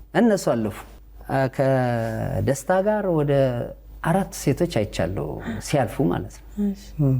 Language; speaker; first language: Amharic; native; Amharic